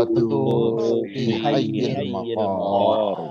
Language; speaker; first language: Arabic; non-native, learner; Indonesian